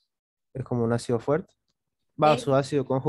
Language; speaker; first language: Spanish; native; Spanish